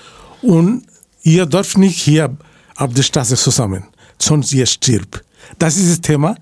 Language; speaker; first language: German; non-native, learner; Bangla